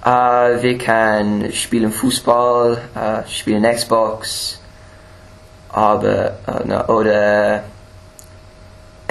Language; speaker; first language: German; non-native, learner; English